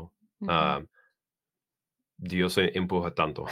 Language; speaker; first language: Spanish; non-native, learner; English